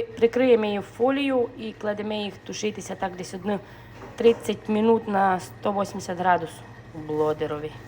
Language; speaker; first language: Ukrainian; native; Ukrainian